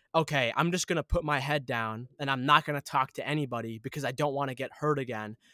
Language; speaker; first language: English; early bilingual, other home language; Arabic